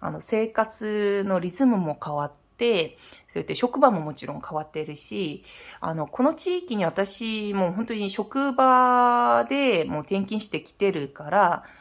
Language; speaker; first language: Japanese; non-native, fluent; Korean